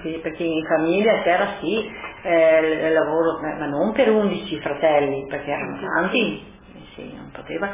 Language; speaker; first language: Italian; early bilingual, other home language; French